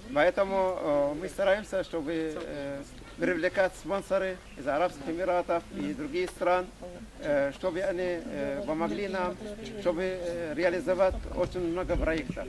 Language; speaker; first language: Russian; non-native, fluent; Arabic